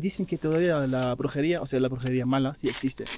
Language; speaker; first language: Spanish; non-native, fluent; German